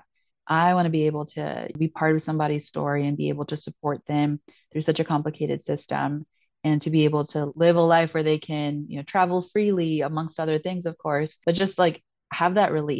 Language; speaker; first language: English; native; English